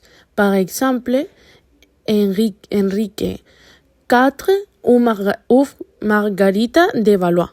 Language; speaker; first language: French; non-native, learner; Spanish